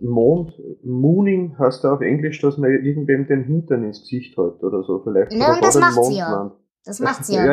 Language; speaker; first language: German; native; German